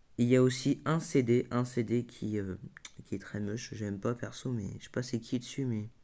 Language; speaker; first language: French; native; French